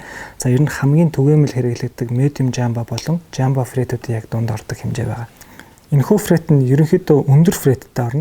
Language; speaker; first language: Mongolian; native; Mongolian